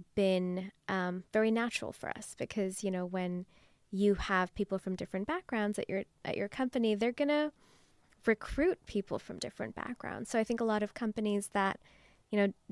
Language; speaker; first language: English; non-native, local second language; Urdu